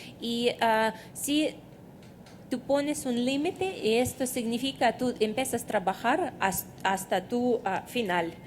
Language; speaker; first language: Spanish; non-native, fluent; Russian